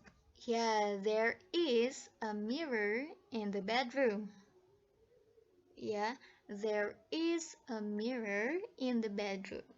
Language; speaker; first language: English; non-native, fluent; Indonesian